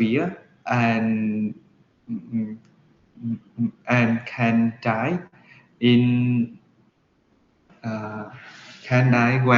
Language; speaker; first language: English; non-native, learner; Vietnamese